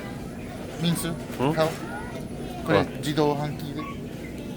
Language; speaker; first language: Japanese; non-native, fluent; English